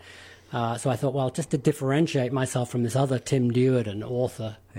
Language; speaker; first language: English; native; English